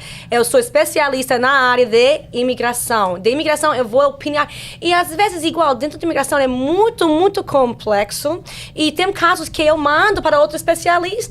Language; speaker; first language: Portuguese; non-native, fluent; English